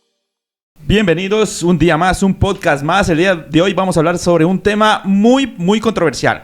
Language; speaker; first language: Spanish; native; Spanish